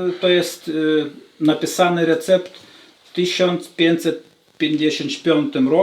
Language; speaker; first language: Polish; non-native, learner; Lithuanian